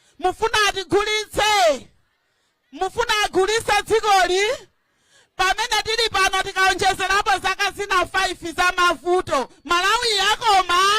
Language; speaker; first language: Nyanja; native; Nyanja